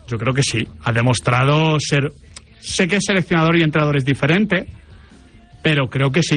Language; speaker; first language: Spanish; native; Spanish